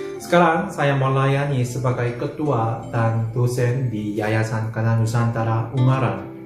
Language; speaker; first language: Indonesian; non-native, fluent; Korean